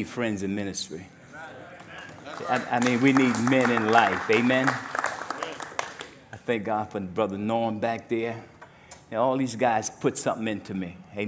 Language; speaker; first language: English; native; English